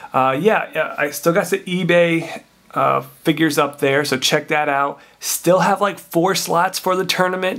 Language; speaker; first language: English; native; English